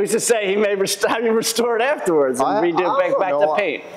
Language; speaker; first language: English; native; English